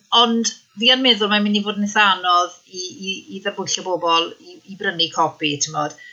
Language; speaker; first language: Welsh; native; Welsh